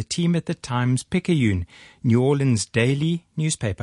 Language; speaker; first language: English; native; English